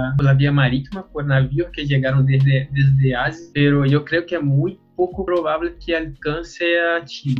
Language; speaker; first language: Spanish; non-native, learner; Portuguese